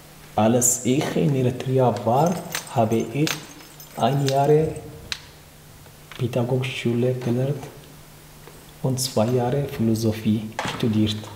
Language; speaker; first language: German; non-native, learner; Tigrinya